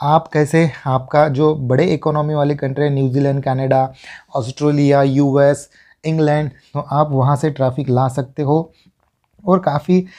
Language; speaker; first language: Hindi; non-native, local second language; Marathi